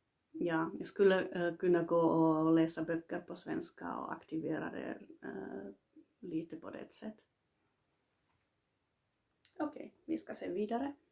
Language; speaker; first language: Swedish; non-native, local second language; Finnish